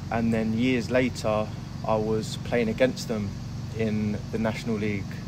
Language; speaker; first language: English; native; English